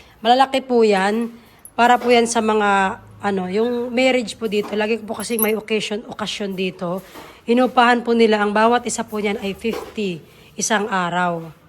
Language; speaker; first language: Filipino; native; Filipino